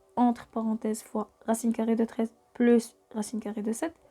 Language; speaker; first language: French; non-native, local second language; Arabic